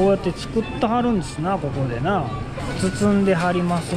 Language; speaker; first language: Japanese; native; Japanese